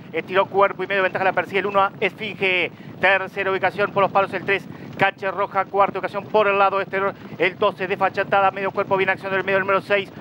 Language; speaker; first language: Spanish; native; Spanish